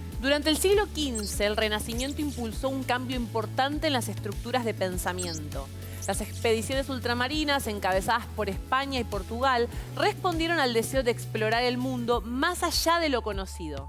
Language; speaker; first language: Spanish; native; Spanish